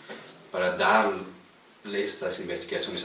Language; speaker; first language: Spanish; non-native, fluent; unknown